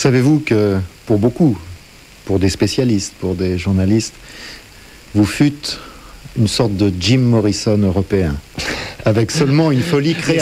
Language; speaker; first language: French; native; French